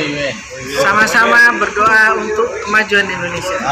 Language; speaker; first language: Indonesian; native; Indonesian